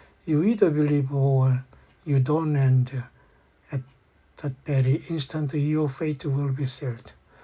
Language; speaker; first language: English; non-native, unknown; Korean